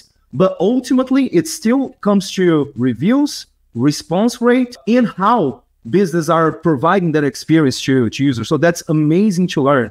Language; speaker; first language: English; non-native, fluent; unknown